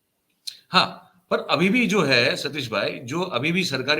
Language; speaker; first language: Hindi; non-native, local second language; Gujarati